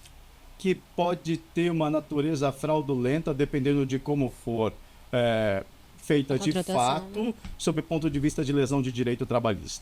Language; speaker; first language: Portuguese; native; Portuguese